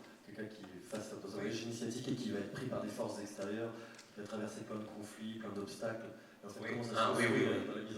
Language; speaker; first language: French; native; French